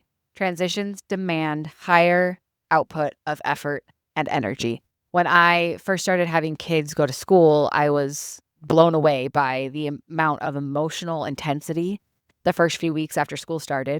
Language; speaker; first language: English; native; English